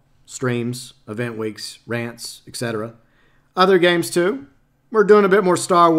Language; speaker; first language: English; native; English